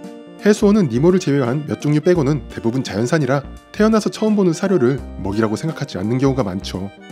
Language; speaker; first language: Korean; native; Korean